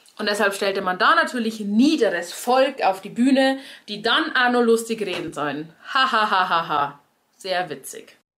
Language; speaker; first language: German; native; German